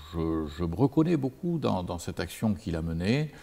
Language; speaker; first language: French; native; French